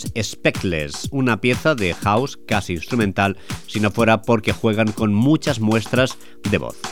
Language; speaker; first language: Spanish; native; Spanish